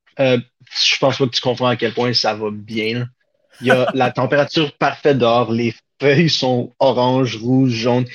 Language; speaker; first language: French; native; French